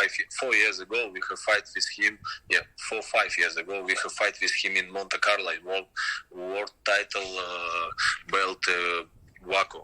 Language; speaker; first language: English; non-native, learner; Russian